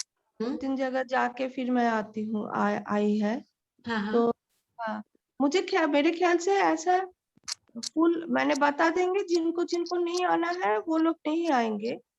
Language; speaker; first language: Hindi; non-native, local second language; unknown